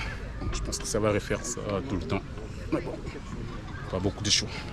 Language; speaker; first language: French; native; French